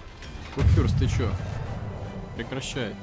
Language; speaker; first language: Russian; native; Russian